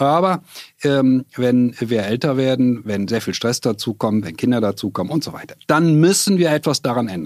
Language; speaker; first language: German; native; German